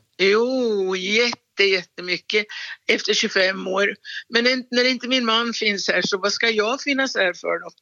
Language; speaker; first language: Swedish; native; Swedish